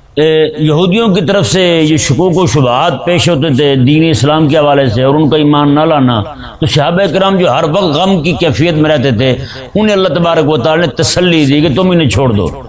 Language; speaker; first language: Urdu; non-native, local second language; Punjabi